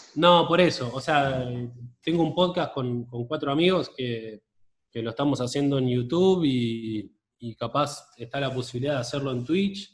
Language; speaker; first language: Spanish; native; Spanish